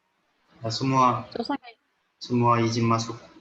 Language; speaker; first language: Indonesian; non-native, learner; Korean